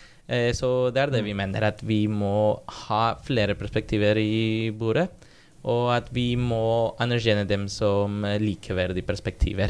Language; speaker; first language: Norwegian; non-native, fluent; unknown